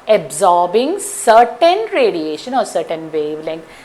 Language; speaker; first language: English; non-native, local second language; Malayalam